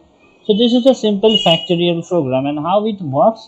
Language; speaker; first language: English; non-native, local second language; Bangla